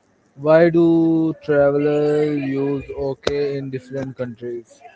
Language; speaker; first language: English; non-native, learner; Urdu